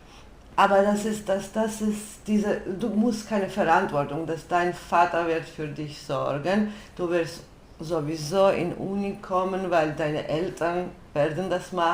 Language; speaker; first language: German; non-native, fluent; Georgian